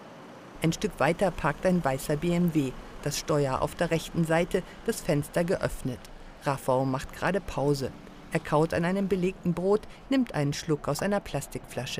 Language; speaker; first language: German; native; German